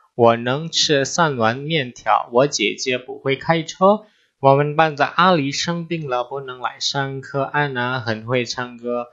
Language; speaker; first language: Chinese; non-native, fluent; Indonesian